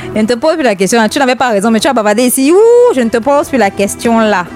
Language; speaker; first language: French; native; French